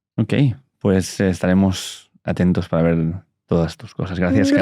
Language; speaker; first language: Spanish; native; Spanish